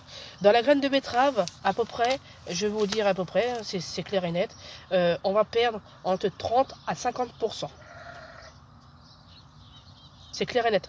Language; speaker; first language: French; native; French